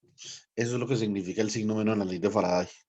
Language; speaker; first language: Spanish; native; Spanish